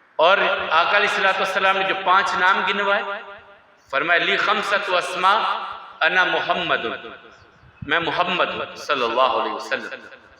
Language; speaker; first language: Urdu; non-native, local second language; Punjabi